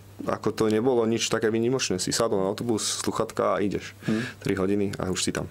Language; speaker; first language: Slovak; early bilingual, heritage; Slovak